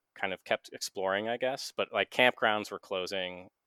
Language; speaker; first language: English; native; English